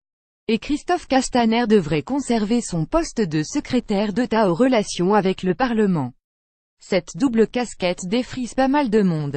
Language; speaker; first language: French; native; French